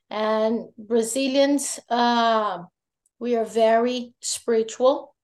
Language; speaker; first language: English; non-native, fluent; Portuguese